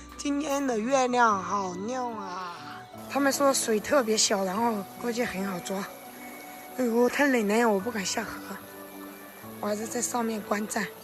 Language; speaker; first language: Chinese; native; Chinese